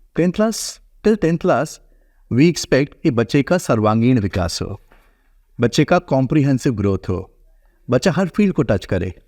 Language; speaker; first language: Hindi; native; Hindi